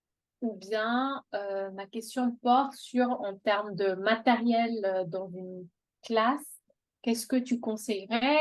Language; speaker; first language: French; native; French